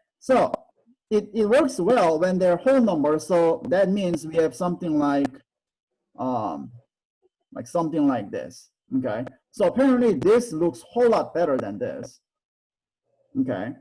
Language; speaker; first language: English; non-native, fluent; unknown